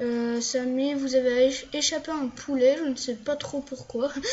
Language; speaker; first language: French; native; French